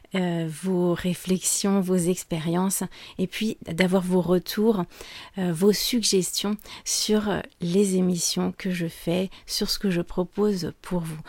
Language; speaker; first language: French; native; French